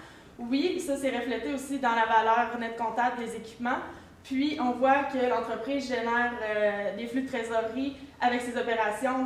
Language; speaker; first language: French; native; French